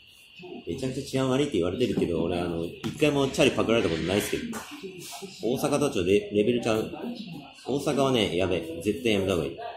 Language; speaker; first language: Japanese; native; Japanese